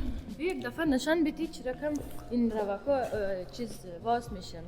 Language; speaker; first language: Persian; early bilingual, heritage; Persian